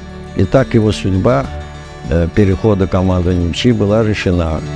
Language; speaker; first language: Russian; non-native, local second language; Azerbaijani